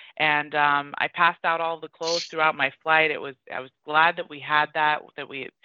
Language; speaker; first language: English; early bilingual, other home language; Persian